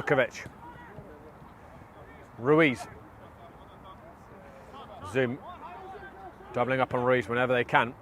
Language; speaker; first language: English; native; English